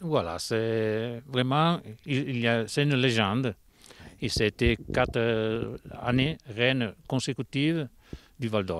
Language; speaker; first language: French; non-native, local second language; Italian